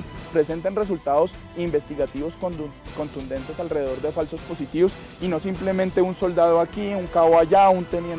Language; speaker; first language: Spanish; native; Spanish